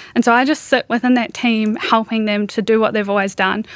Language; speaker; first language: English; native; English